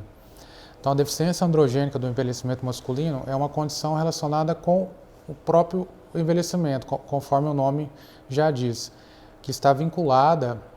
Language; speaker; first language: Portuguese; native; Portuguese